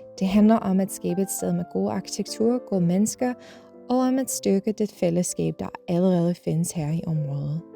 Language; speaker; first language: Danish; non-native, fluent; English